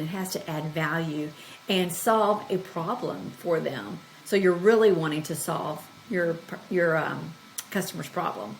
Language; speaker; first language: English; native; English